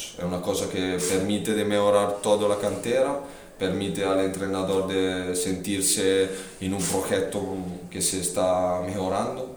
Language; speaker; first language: Spanish; non-native, fluent; Italian